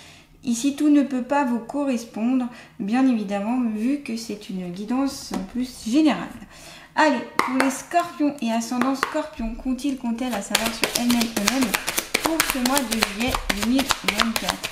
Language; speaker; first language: French; native; French